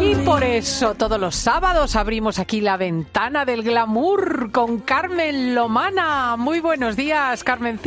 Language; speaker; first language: Spanish; native; Spanish